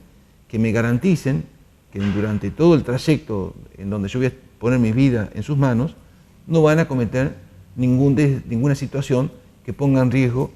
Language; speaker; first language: Spanish; native; Spanish